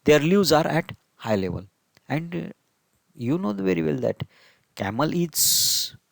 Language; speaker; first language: English; non-native, local second language; Marathi